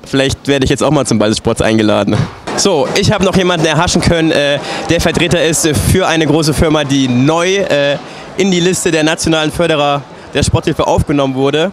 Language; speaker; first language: German; native; German